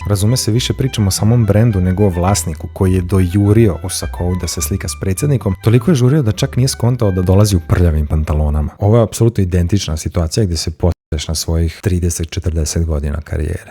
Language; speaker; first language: Serbian; native; Serbian